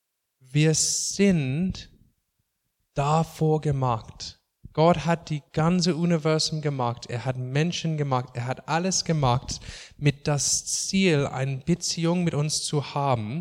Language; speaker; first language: German; non-native, fluent; English